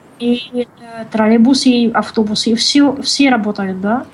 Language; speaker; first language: Russian; non-native, learner; Czech